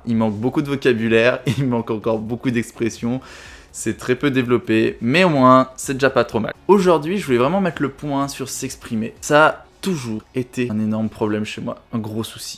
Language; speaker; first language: French; native; French